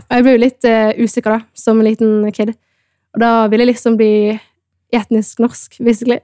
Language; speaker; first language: Norwegian; early bilingual, other home language; Amharic